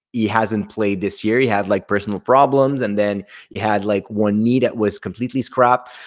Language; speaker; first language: English; non-native, fluent; French